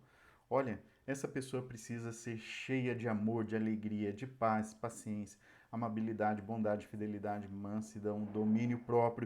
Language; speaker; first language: Portuguese; native; Portuguese